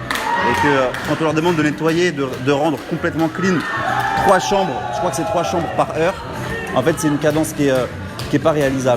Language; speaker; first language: French; native; French